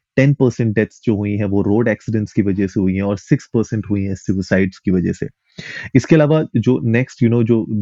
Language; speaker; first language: Hindi; native; Hindi